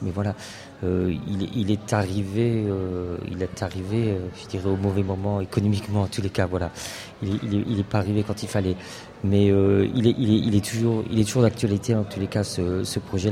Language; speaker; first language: French; native; French